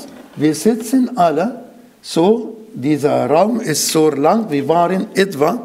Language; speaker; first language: German; non-native, fluent; Arabic